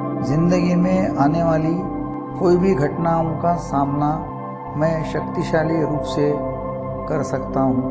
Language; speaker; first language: Hindi; non-native, local second language; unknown